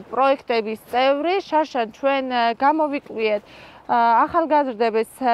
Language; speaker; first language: Georgian; non-native, local second language; Armenian